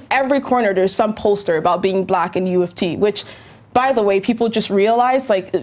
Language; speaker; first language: English; native; English